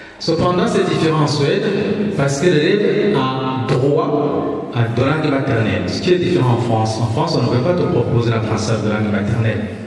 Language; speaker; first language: French; non-native, local second language; Kinyarwanda